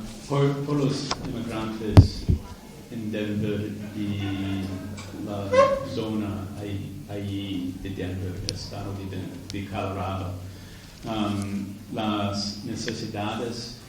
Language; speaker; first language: Spanish; non-native, learner; English